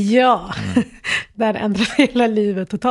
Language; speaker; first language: Swedish; early bilingual, other home language; Arabic